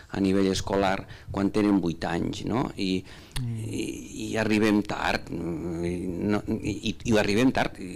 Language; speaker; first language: Catalan; native; Catalan